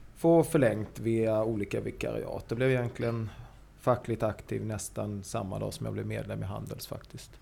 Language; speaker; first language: Swedish; native; Swedish